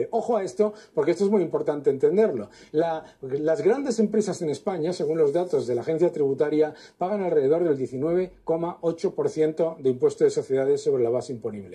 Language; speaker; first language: Spanish; native; Spanish